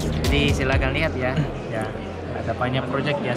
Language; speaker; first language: Indonesian; non-native, learner; Japanese